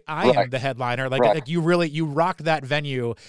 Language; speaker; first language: English; native; English